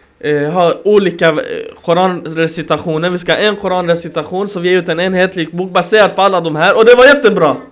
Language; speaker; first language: Swedish; early bilingual, other home language; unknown